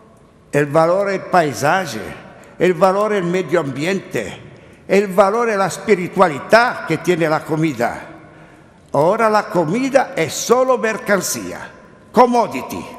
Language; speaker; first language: Spanish; non-native, learner; Italian